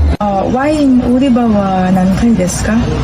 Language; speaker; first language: Japanese; non-native, learner; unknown